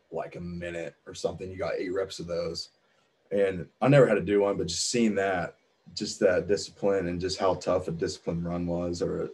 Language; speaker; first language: English; native; English